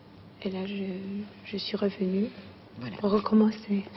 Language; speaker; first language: French; non-native, fluent; Greek